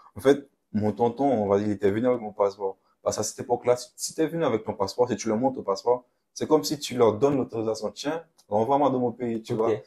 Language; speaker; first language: French; non-native, local second language; Haitian Creole